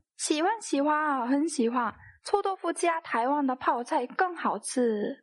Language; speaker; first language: Chinese; non-native, fluent; Korean